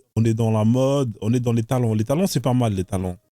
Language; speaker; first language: French; native; French